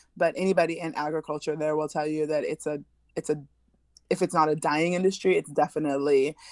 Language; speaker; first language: English; early bilingual, other home language; French